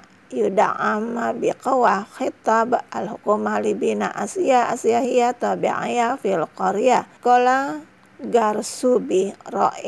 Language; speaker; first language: Arabic; non-native, fluent; Indonesian